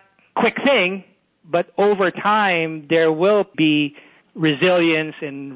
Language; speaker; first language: English; non-native, local second language; Filipino